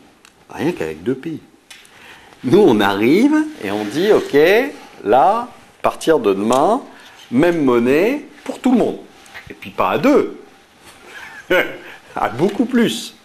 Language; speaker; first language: French; native; French